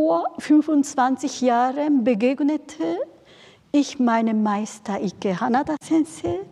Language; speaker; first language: German; non-native, fluent; Japanese